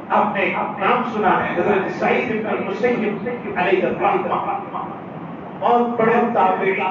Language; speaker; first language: Urdu; native; Urdu